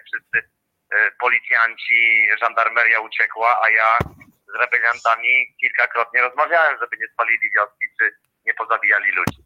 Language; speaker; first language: Polish; native; Polish